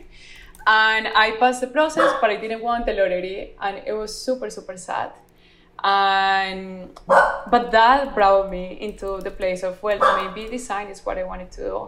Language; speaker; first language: English; non-native, fluent; Spanish